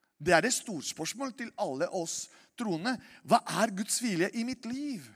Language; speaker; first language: Norwegian; non-native, fluent; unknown